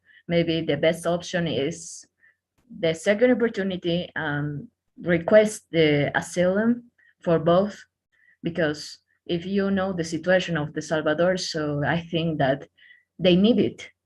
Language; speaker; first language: English; non-native, learner; Spanish